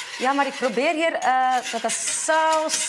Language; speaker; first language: Dutch; non-native, fluent; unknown